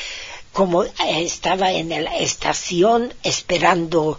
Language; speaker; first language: Spanish; non-native, fluent; Hungarian